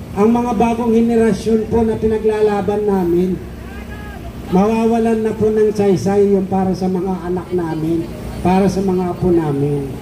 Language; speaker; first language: Filipino; non-native, local second language; Iloko